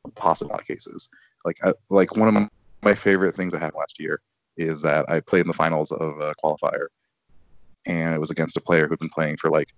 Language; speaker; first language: English; native; English